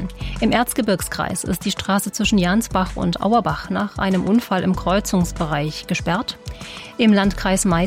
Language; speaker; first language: German; native; German